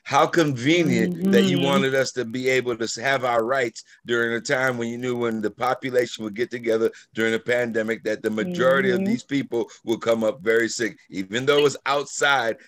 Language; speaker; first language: English; native; English